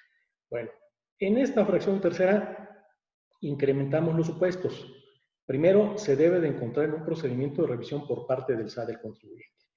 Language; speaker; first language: Spanish; native; Spanish